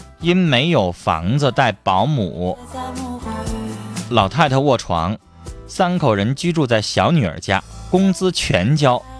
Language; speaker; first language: Chinese; native; Chinese